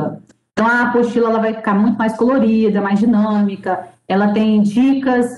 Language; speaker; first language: Portuguese; native; Portuguese